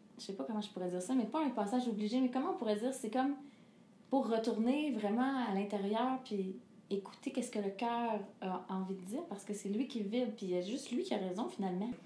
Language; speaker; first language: French; native; French